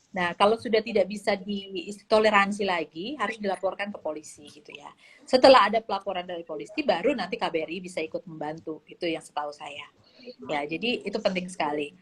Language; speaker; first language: Indonesian; native; Indonesian